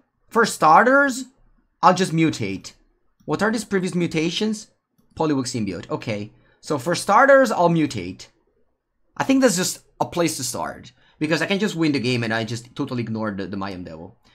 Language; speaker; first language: English; non-native, fluent; Italian